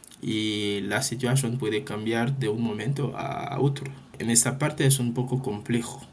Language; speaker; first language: Spanish; non-native, fluent; Haitian Creole